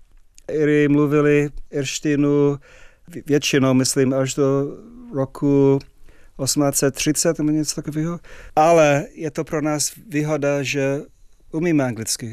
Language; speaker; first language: Czech; non-native, fluent; English